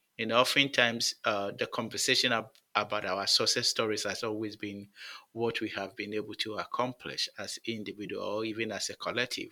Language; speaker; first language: English; non-native, local second language; Akan